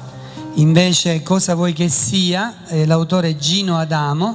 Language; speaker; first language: Italian; native; Italian